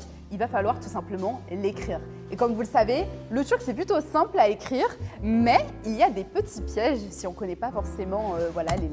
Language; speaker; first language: French; native; French